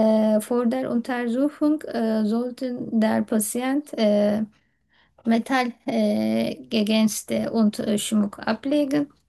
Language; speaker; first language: German; non-native, learner; Turkish